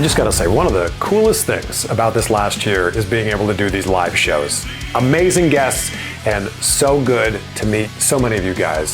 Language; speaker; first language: English; native; English